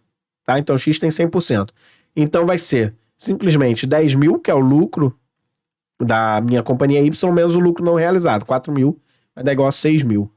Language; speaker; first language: Portuguese; native; Portuguese